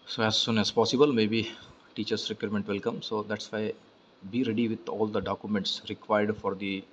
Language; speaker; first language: English; non-native, local second language; Kannada